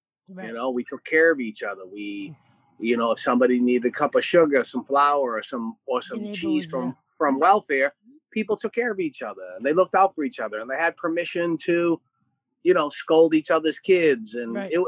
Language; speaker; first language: English; native; English